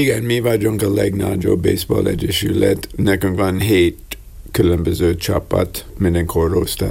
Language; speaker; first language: Hungarian; non-native, learner; English